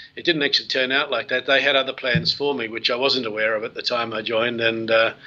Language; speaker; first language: English; native; English